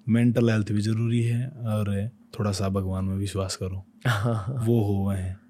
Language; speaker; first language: Hindi; native; Hindi